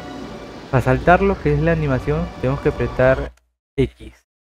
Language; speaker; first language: Spanish; native; Spanish